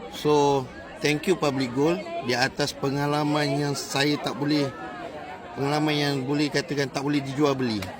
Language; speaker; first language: Malay; native; Malay